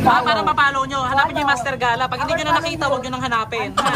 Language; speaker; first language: Filipino; native; Filipino